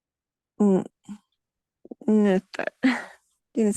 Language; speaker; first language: French; non-native, learner; Spanish